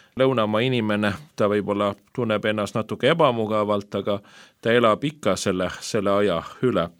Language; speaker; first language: Estonian; non-native, fluent; Swedish